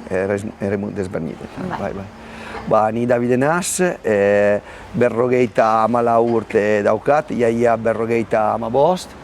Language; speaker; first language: Basque; non-native, learner; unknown